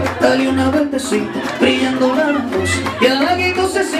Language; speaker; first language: Spanish; native; Spanish